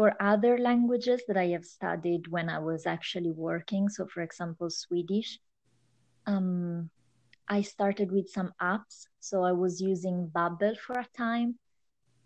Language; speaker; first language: English; non-native, fluent; Italian